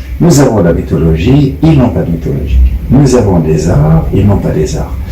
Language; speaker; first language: French; non-native, fluent; Arabic